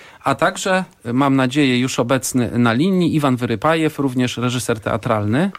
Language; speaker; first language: Polish; native; Polish